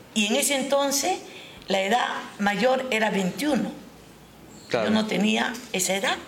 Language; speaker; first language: Spanish; non-native, local second language; Japanese